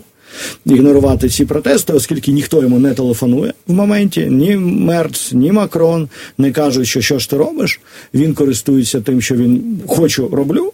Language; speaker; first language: Ukrainian; native; Ukrainian